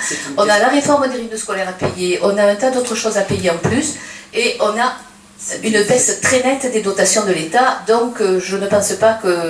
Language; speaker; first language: French; native; French